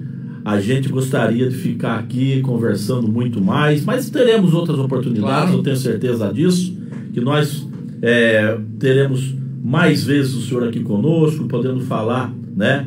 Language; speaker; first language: Portuguese; native; Portuguese